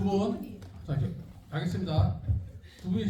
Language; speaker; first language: Korean; native; Korean